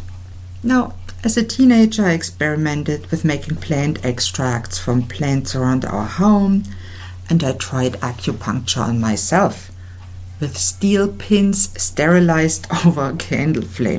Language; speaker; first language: English; non-native, fluent; German